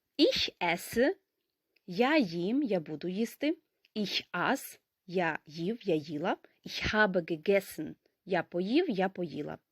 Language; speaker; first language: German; non-native, fluent; Ukrainian